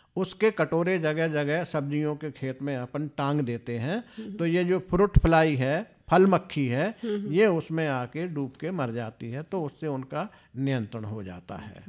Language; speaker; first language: Hindi; native; Hindi